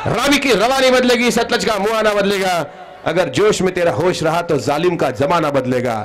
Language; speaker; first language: Hindi; non-native, local second language; Marathi